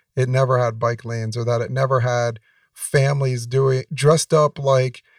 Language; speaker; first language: English; native; English